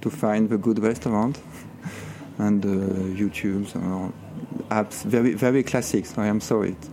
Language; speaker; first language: English; non-native, fluent; French